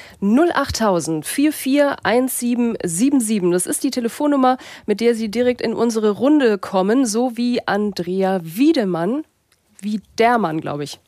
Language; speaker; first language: German; native; German